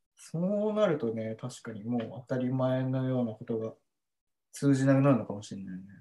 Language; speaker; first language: Japanese; native; Japanese